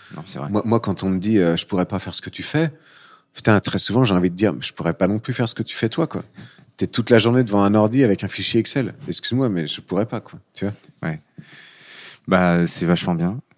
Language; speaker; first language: French; native; French